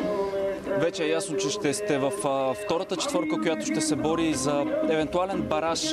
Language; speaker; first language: Bulgarian; native; Bulgarian